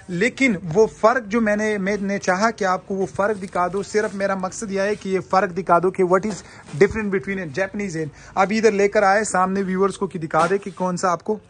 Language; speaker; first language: Urdu; non-native, local second language; Pashto